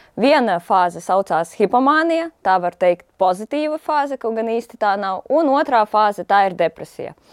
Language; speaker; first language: Latvian; non-native, local second language; Russian